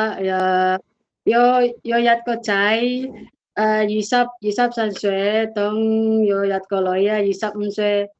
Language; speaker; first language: Cantonese; non-native, learner; Indonesian